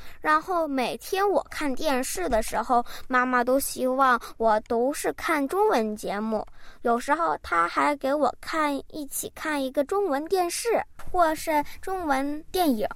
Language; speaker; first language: Chinese; early bilingual, heritage; Chinese